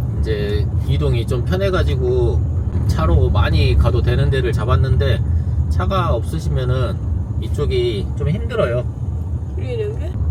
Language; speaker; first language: Korean; native; Korean